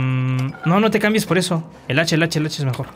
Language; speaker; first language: Spanish; native; Spanish